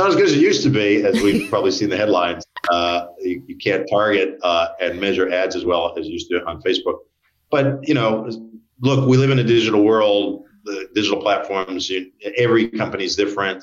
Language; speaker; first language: English; native; English